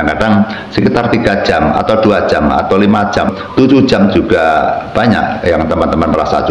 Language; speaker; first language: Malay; non-native, local second language; Javanese